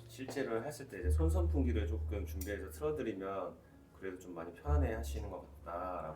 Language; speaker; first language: Korean; native; Korean